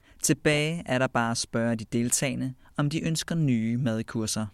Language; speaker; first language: Danish; native; Danish